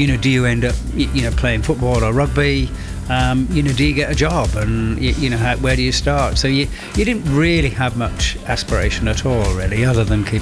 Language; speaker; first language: English; native; English